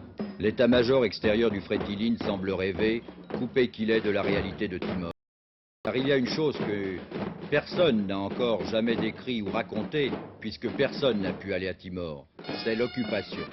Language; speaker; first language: French; native; French